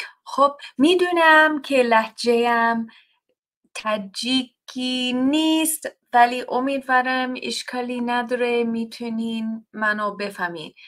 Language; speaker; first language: Persian; non-native, fluent; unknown